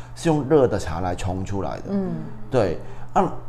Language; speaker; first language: Chinese; non-native, fluent; Cantonese